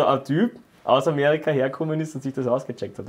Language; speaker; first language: German; native; German